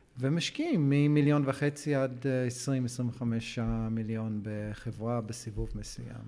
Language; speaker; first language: Hebrew; non-native, fluent; English